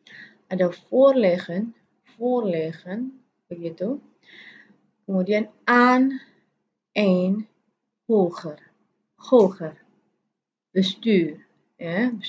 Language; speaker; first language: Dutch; non-native, fluent; Indonesian